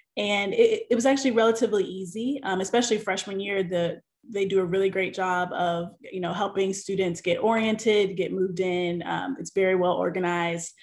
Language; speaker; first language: English; native; English